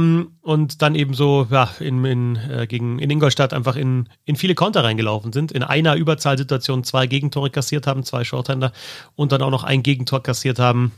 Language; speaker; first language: German; native; German